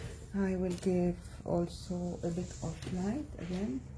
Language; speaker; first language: English; non-native, fluent; Arabic